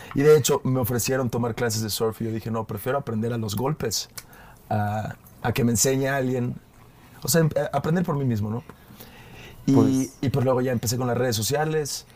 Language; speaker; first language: Spanish; native; Spanish